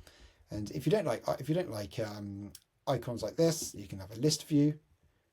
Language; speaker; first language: English; native; English